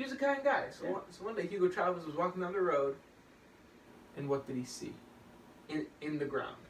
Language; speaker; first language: English; native; English